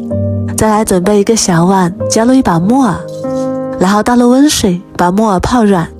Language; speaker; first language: Chinese; native; Chinese